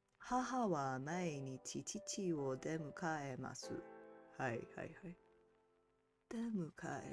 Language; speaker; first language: Japanese; non-native, learner; English